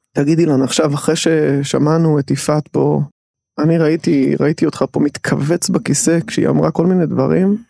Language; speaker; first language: Hebrew; native; Hebrew